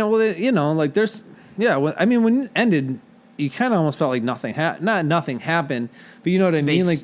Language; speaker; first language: English; native; English